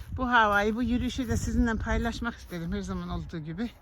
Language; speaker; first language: Turkish; native; Turkish